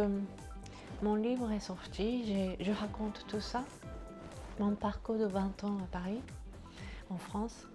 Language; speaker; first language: French; non-native, fluent; Japanese